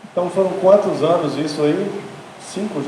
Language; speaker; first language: Portuguese; native; Portuguese